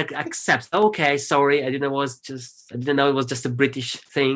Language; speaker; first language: English; non-native, fluent; Italian